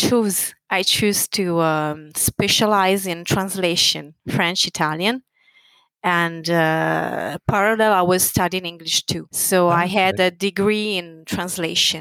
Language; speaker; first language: English; non-native, fluent; Italian